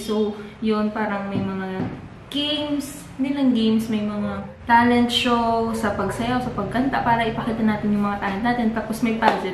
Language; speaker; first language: Filipino; non-native, local second language; Bikol